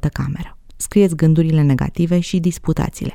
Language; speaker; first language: Romanian; native; Romanian